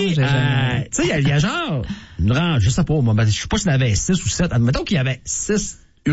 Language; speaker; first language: French; native; French